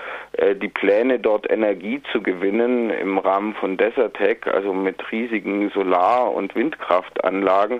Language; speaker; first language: German; native; German